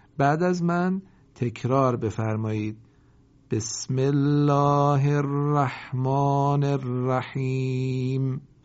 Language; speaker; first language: Persian; native; Persian